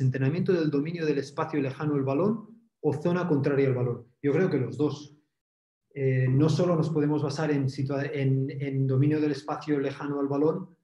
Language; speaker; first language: Spanish; native; Spanish